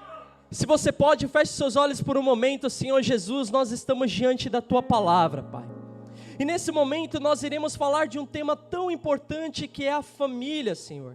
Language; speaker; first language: Portuguese; native; Portuguese